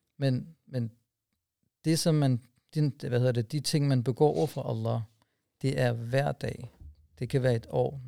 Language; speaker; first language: Danish; early bilingual, other home language; Urdu